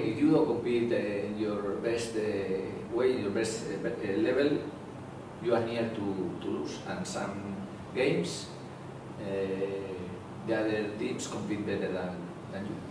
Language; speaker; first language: English; non-native, learner; Spanish